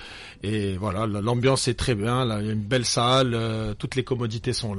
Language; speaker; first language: French; non-native, local second language; Arabic